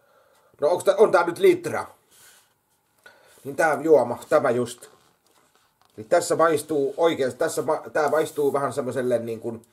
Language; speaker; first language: Finnish; native; Finnish